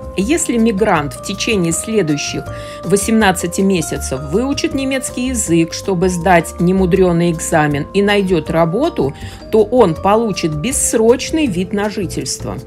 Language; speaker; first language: Russian; native; Russian